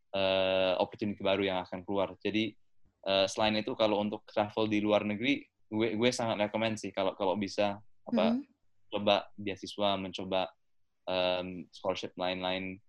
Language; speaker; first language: Indonesian; early bilingual, other home language; English